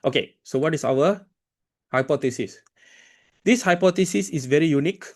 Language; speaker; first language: English; non-native, local second language; Malay